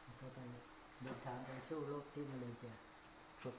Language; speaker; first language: Thai; non-native, learner; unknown